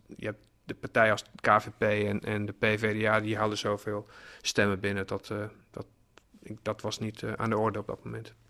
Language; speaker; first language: Dutch; native; Dutch